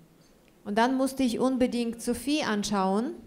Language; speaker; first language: German; non-native, fluent; Russian